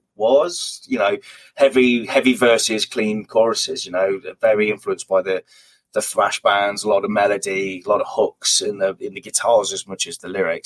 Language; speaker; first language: English; native; English